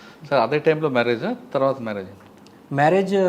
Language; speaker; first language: Telugu; native; Telugu